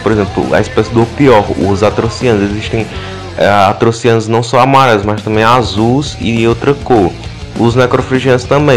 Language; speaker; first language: Portuguese; native; Portuguese